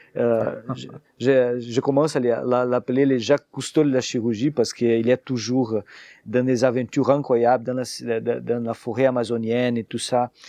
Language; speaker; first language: French; non-native, fluent; Portuguese